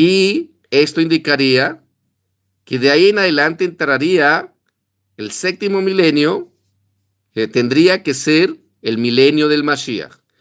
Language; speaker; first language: Spanish; native; Spanish